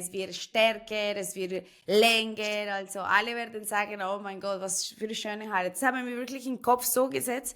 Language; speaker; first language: German; non-native, fluent; Spanish